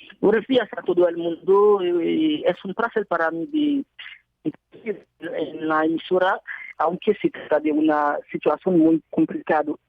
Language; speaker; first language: Spanish; non-native, fluent; Haitian Creole